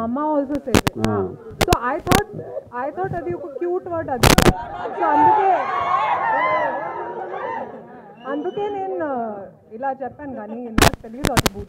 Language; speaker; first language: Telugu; non-native, fluent; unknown